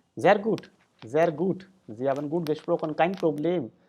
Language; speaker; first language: German; non-native, fluent; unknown